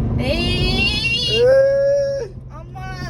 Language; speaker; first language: Turkish; non-native, learner; Russian